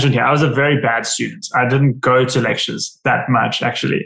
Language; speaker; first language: English; native; English